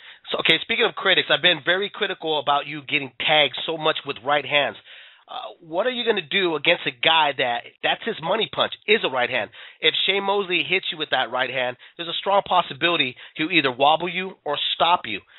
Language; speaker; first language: English; native; English